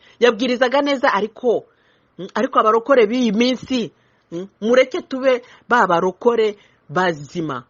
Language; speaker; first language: Kinyarwanda; early bilingual, heritage; Kinyarwanda